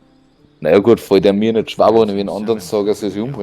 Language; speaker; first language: German; native; German